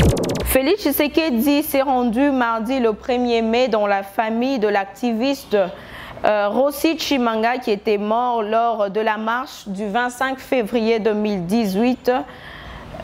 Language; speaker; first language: French; non-native, local second language; Lingala